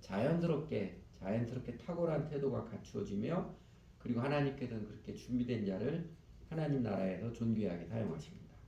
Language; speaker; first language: Korean; native; Korean